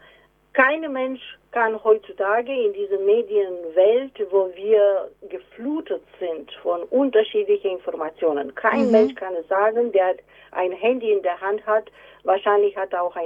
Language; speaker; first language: German; non-native, fluent; Romanian